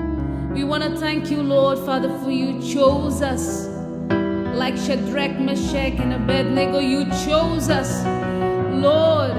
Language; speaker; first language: English; non-native, local second language; Hindi